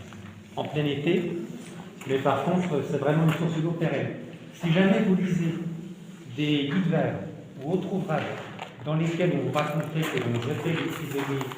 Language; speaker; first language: French; native; French